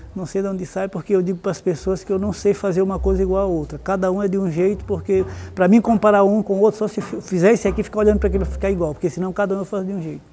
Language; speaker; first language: Portuguese; native; Portuguese